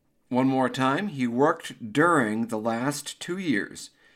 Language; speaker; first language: English; native; English